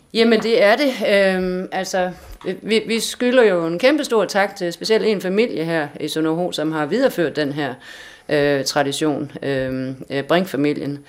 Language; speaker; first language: Danish; native; Danish